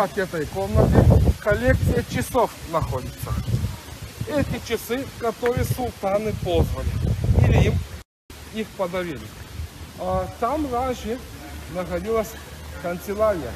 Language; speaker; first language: Russian; non-native, fluent; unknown